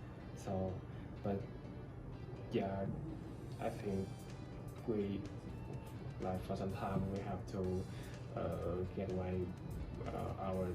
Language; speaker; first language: English; non-native, learner; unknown